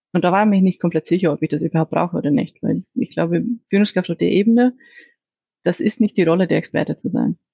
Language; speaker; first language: German; non-native, fluent; Icelandic